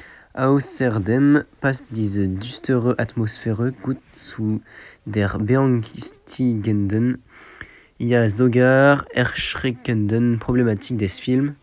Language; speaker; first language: German; non-native, fluent; French